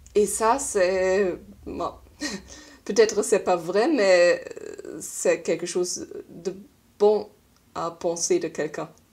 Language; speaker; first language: French; non-native, learner; German